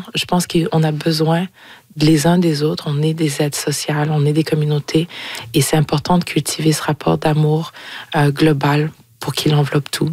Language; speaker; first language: French; native; French